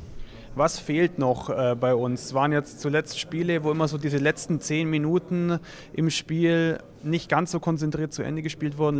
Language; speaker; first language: German; native; German